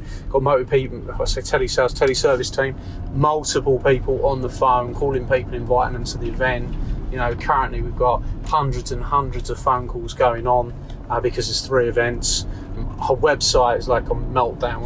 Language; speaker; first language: English; native; English